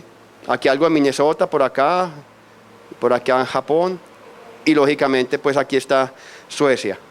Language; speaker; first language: Spanish; native; Spanish